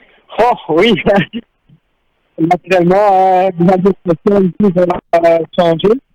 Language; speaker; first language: French; non-native, local second language; Dutch